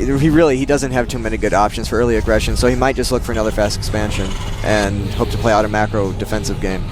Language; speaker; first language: English; native; English